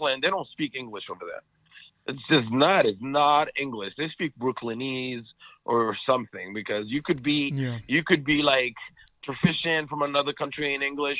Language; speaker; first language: English; non-native, fluent; Arabic